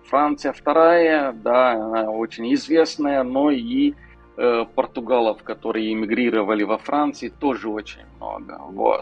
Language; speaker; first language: Russian; non-native, local second language; Romanian